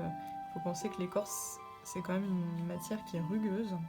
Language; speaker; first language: French; native; French